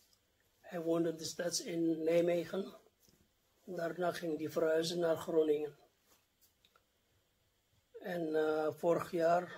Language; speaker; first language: Dutch; non-native, fluent; Indonesian